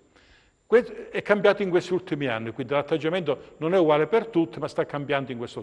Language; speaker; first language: Italian; native; Italian